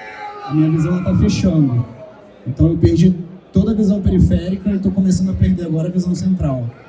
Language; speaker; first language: Portuguese; native; Portuguese